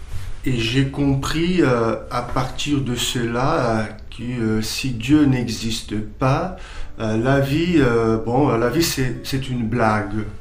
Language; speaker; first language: French; non-native, fluent; Portuguese